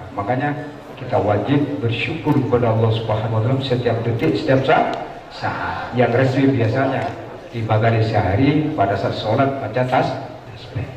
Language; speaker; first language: Indonesian; native; Indonesian